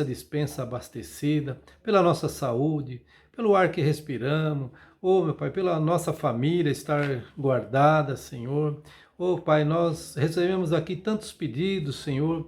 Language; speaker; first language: Portuguese; native; Portuguese